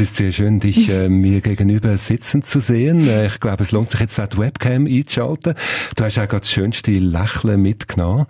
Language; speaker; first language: German; native; German